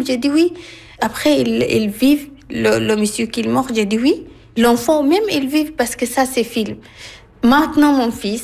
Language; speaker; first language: French; non-native, learner; Arabic